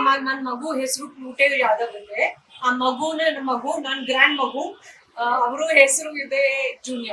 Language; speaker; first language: Kannada; non-native, local second language; Hindi